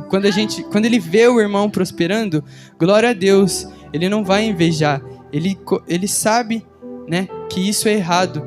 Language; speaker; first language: Portuguese; native; Portuguese